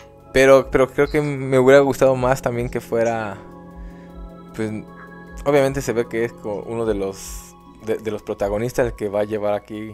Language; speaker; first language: Spanish; native; Spanish